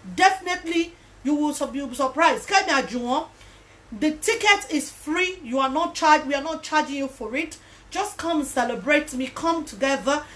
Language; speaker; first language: English; non-native, local second language; Yoruba